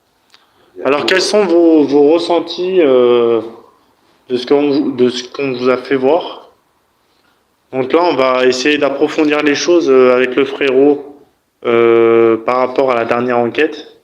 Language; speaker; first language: French; native; French